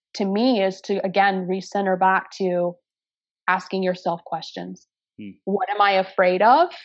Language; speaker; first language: English; native; English